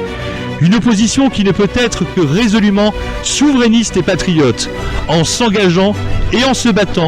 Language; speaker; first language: French; native; French